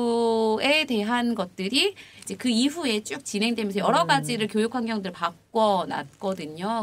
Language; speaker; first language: Korean; native; Korean